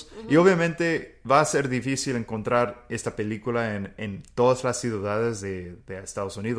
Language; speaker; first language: Spanish; non-native, fluent; English